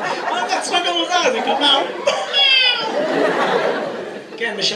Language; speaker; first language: Hebrew; native; Hebrew